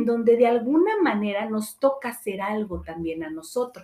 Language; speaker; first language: Spanish; native; Spanish